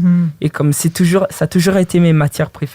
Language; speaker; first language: French; early bilingual, other home language; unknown